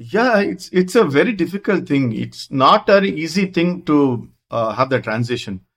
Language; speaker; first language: English; non-native, local second language; Kannada